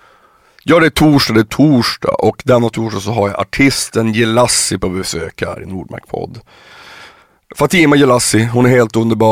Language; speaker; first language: Swedish; native; Swedish